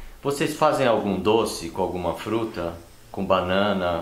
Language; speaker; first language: Portuguese; native; Portuguese